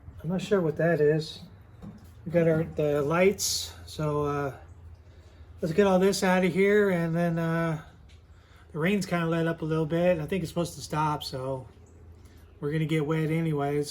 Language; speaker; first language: English; native; English